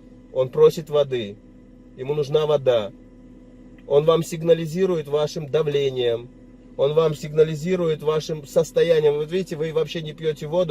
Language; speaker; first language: Russian; native; Russian